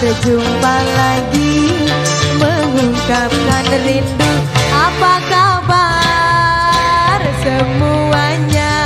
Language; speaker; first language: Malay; non-native, local second language; Sasak